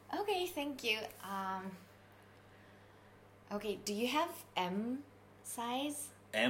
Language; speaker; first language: English; non-native, learner; Japanese